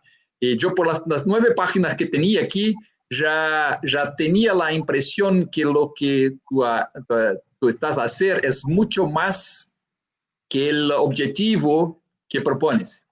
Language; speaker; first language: Spanish; non-native, fluent; Portuguese